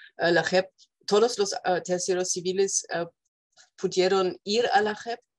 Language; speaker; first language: Spanish; non-native, fluent; German